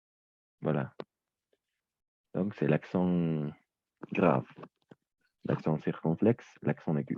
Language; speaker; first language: French; native; French